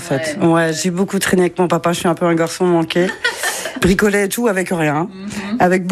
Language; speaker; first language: French; native; French